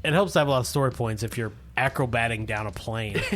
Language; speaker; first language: English; native; English